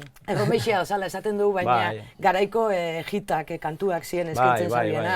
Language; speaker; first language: Basque; native; Basque